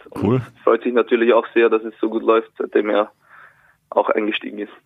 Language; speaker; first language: German; native; German